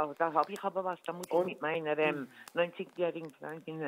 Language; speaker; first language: German; native; German